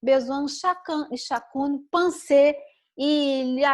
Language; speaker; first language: French; non-native, learner; Portuguese